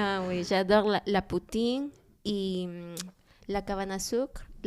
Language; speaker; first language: French; non-native, learner; Spanish